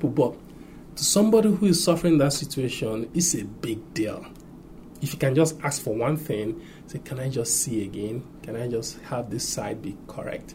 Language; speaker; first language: English; non-native, local second language; Igbo